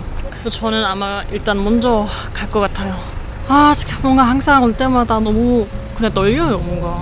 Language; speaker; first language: Korean; non-native, fluent; German